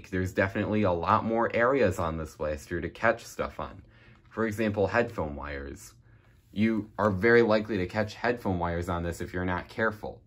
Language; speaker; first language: English; native; English